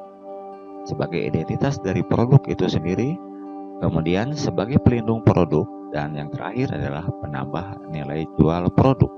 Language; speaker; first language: Indonesian; native; Indonesian